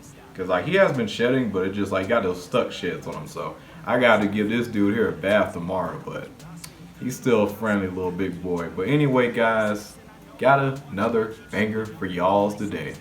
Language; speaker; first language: English; native; English